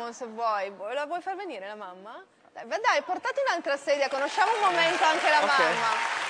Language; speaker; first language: Italian; native; Italian